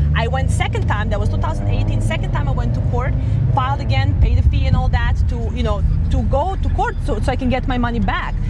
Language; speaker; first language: English; non-native, fluent; Serbian